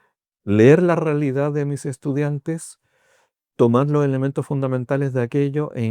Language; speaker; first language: Spanish; native; Spanish